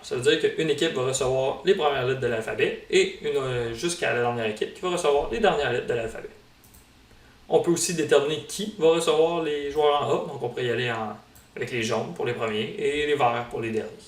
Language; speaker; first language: French; native; French